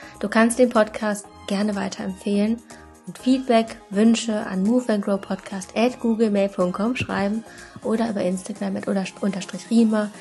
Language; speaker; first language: German; native; German